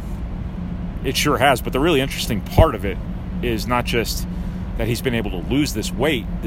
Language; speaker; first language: English; native; English